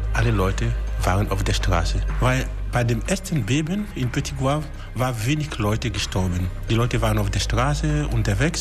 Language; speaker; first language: German; non-native, fluent; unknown